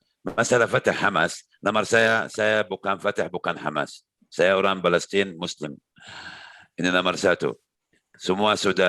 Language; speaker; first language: Indonesian; non-native, learner; Arabic